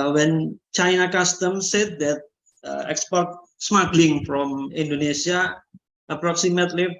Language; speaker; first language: English; non-native, learner; Indonesian